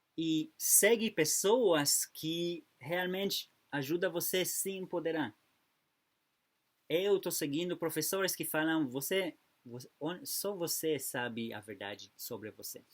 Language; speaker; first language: Portuguese; non-native, fluent; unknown